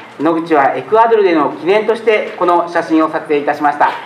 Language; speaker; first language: Japanese; native; Japanese